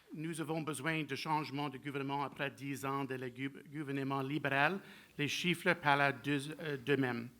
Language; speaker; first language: French; non-native, learner; English